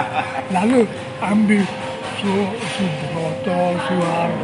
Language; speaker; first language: Indonesian; non-native, fluent; German